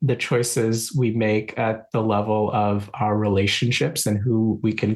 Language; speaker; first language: English; non-native, local second language; Bangla